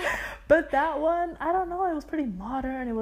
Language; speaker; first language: English; non-native, fluent; German